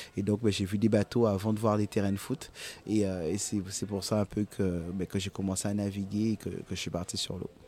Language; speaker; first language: French; native; French